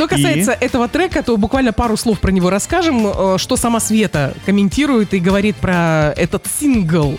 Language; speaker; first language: Russian; native; Russian